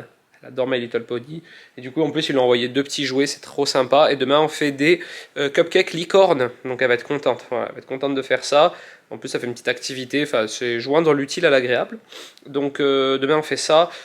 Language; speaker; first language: French; native; French